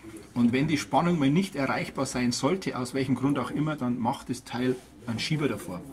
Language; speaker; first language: German; native; German